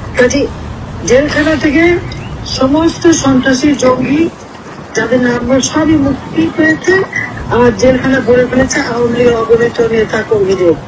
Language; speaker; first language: Bangla; native; Bangla